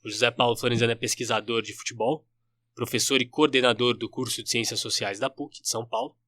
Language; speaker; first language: Portuguese; native; Portuguese